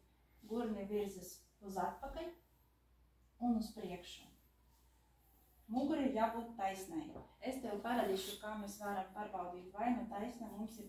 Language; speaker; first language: Latvian; non-native, learner; Russian